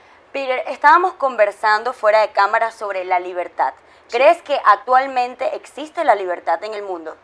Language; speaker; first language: Spanish; native; Spanish